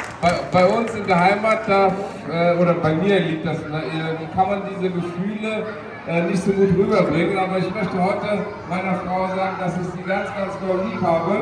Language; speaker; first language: German; non-native, fluent; Bangla